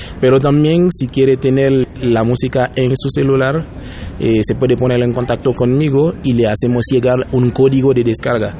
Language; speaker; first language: Spanish; non-native, fluent; Haitian Creole